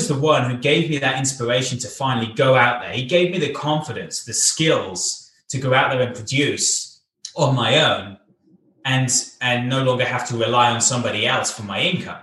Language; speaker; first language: English; native; English